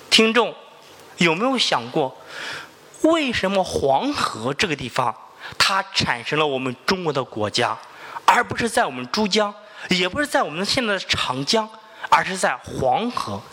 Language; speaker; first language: Chinese; native; Chinese